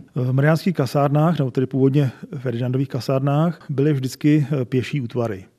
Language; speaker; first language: Czech; native; Czech